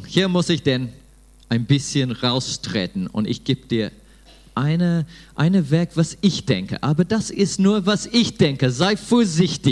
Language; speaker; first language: German; non-native, fluent; English